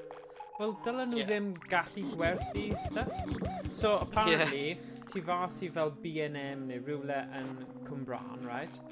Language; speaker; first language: Welsh; native; Welsh